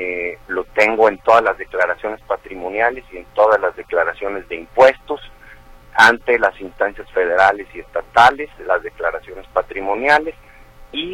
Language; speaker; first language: Spanish; native; Spanish